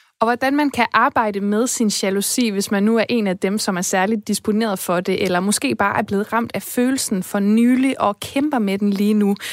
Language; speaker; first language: Danish; native; Danish